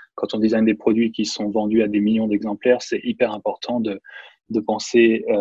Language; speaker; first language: French; native; French